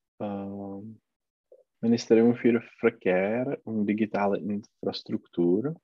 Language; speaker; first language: German; non-native, learner; Czech